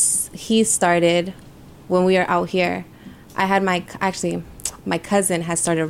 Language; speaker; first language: English; early bilingual, other home language; Spanish